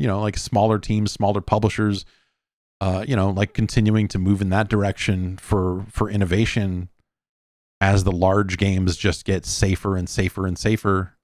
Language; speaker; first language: English; native; English